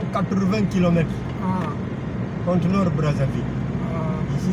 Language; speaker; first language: French; non-native, learner; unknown